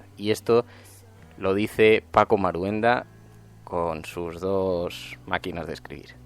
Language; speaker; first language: Spanish; native; Spanish